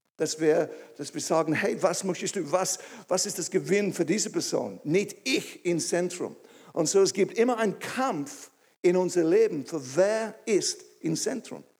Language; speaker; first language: German; non-native, fluent; English